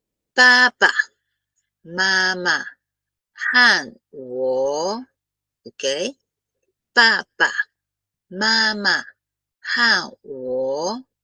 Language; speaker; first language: Chinese; non-native, fluent; Filipino